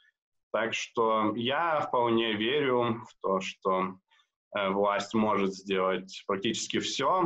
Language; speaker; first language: Russian; native; Russian